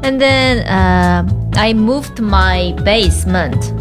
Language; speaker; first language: English; non-native, learner; Korean